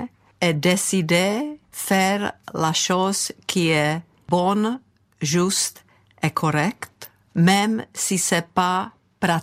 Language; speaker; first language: French; non-native, fluent; Czech